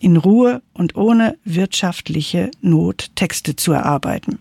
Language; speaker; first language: German; native; German